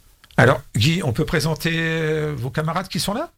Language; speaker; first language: French; native; French